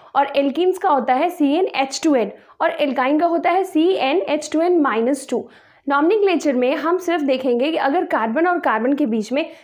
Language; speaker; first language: Hindi; native; Hindi